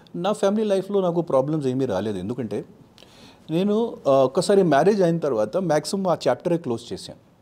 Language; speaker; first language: Telugu; non-native, fluent; Hindi